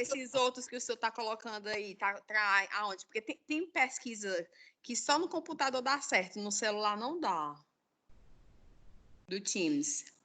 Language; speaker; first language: Portuguese; native; Portuguese